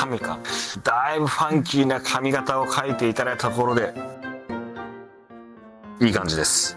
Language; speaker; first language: Japanese; native; Japanese